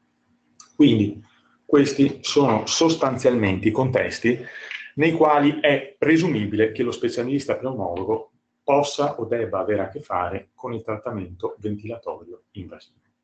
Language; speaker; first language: Italian; native; Italian